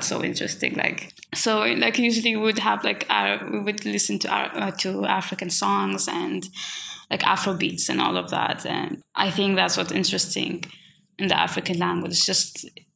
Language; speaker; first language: English; non-native, fluent; Swahili